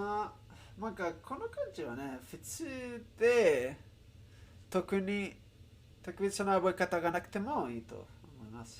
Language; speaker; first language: Japanese; non-native, learner; Spanish